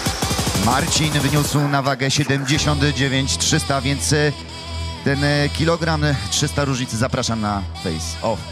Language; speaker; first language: Polish; native; Polish